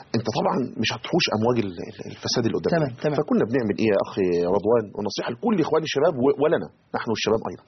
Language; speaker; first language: Arabic; native; Arabic